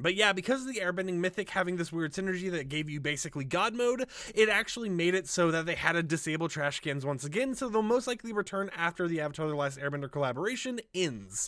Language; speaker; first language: English; native; English